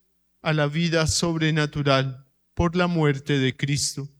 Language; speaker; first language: Spanish; native; Spanish